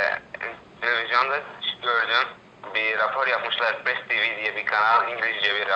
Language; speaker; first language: Turkish; early bilingual, heritage; Turkish